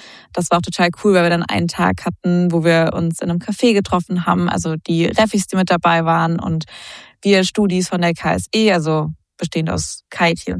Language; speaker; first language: German; native; German